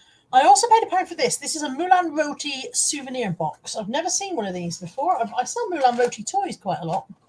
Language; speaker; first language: English; native; English